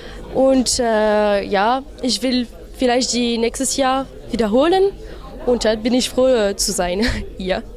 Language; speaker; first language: German; non-native, learner; French